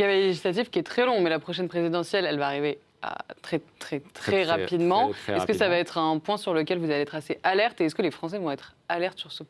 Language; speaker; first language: French; native; French